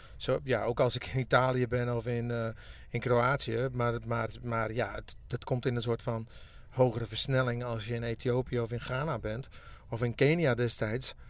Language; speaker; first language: Dutch; non-native, local second language; Western Frisian